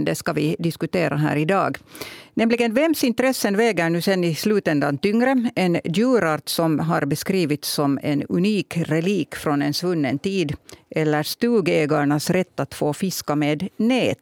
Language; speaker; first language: Swedish; native; Swedish